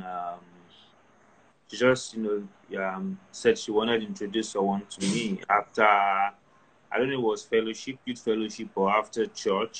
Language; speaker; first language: English; non-native, local second language; Yoruba